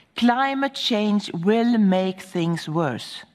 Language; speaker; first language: English; non-native, fluent; Swedish